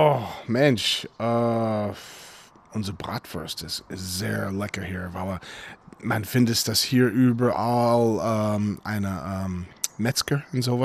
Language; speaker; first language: German; non-native, fluent; English